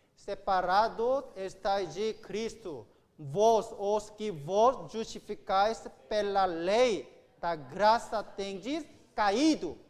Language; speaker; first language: Portuguese; non-native, learner; Korean